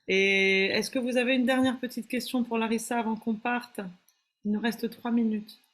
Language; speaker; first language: French; native; French